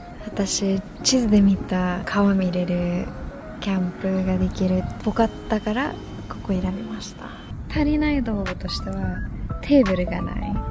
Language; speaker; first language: Japanese; non-native, fluent; English